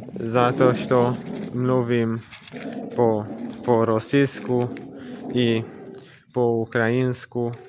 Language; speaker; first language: Polish; non-native, learner; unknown